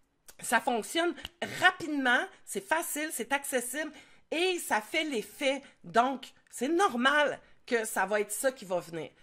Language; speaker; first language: French; native; French